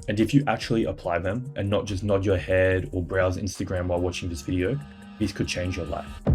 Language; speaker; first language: English; native; English